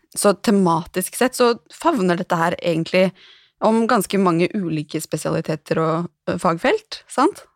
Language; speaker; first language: Norwegian; native; Norwegian